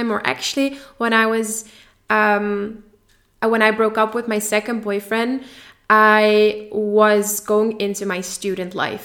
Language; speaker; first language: English; non-native, fluent; Dutch